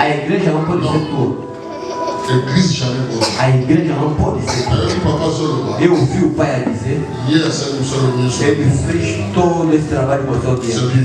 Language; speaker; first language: Portuguese; non-native, fluent; Lingala